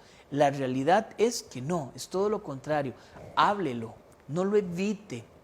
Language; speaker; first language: Spanish; native; Spanish